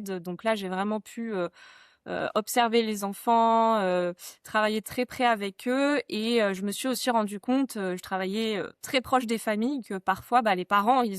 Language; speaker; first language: French; native; French